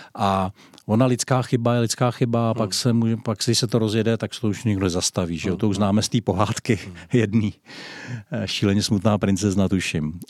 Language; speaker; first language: Czech; native; Czech